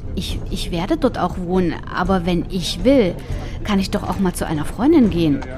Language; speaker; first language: German; non-native, fluent; Bulgarian